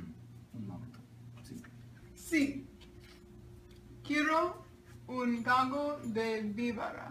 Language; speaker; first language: Spanish; non-native, learner; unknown